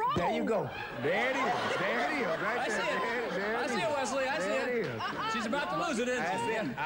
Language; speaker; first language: English; native; English